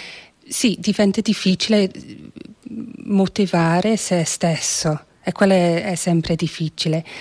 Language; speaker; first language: Italian; non-native, fluent; English